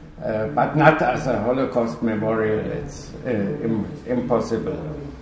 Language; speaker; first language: English; non-native, fluent; German